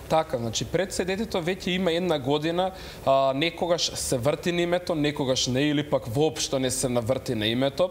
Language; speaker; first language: Macedonian; native; Macedonian